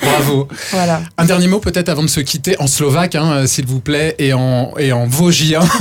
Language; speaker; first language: French; native; French